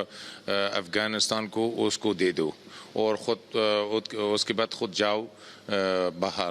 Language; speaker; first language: Hindi; non-native, learner; Persian